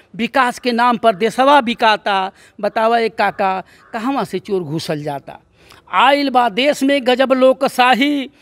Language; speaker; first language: Hindi; native; Hindi